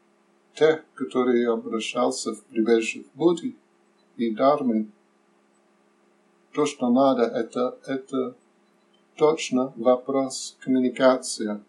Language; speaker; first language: Russian; non-native, learner; English